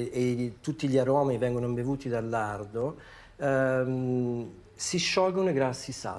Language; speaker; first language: Italian; native; Italian